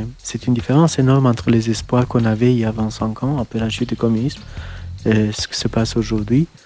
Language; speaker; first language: French; non-native, fluent; Romanian